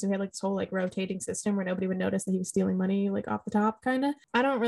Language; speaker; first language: English; native; English